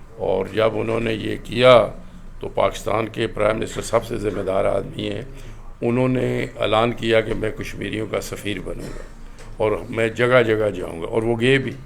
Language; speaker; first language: Urdu; non-native, local second language; Pahari-Potwari